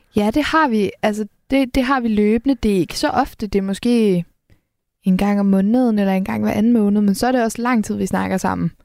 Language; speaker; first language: Danish; native; Danish